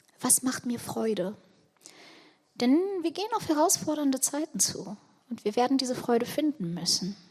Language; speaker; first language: German; early bilingual, other home language; Russian